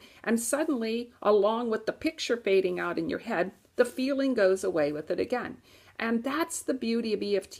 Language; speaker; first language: English; native; English